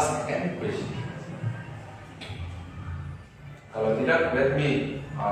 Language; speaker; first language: English; non-native, fluent; Indonesian